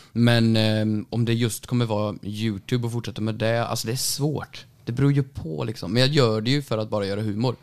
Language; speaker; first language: Swedish; native; Swedish